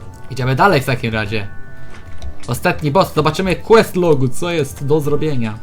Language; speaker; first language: Polish; native; Polish